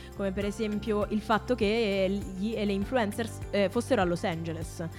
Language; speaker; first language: Italian; native; Italian